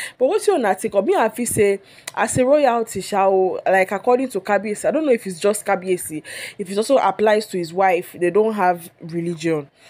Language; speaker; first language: Nigerian Pidgin; non-native, local second language; Yoruba